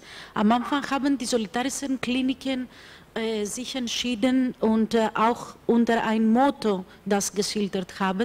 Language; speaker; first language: German; non-native, fluent; Greek